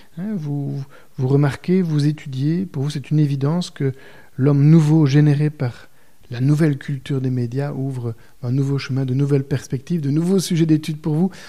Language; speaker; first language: French; native; French